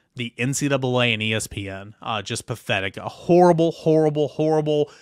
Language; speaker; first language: English; native; English